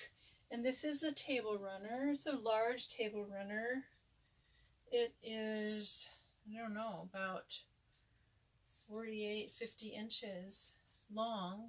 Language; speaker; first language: English; native; English